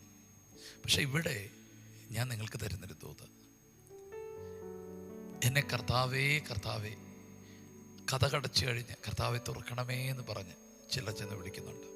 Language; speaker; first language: Malayalam; native; Malayalam